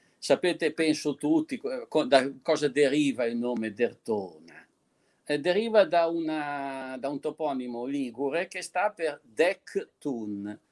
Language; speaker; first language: Italian; native; Italian